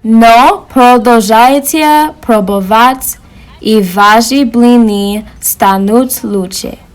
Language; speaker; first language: Russian; non-native, learner; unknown